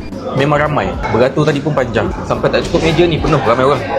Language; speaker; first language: Malay; native; Malay